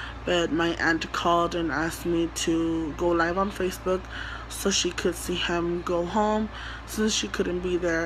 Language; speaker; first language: English; early bilingual, other home language; Spanish